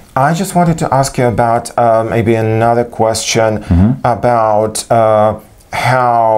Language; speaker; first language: English; non-native, fluent; Ukrainian